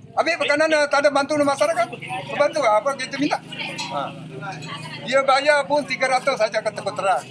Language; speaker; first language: Malay; non-native, local second language; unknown